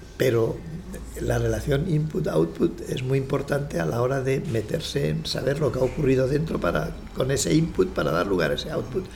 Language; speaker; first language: Spanish; native; Spanish